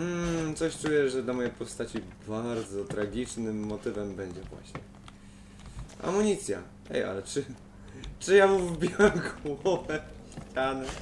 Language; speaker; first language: Polish; native; Polish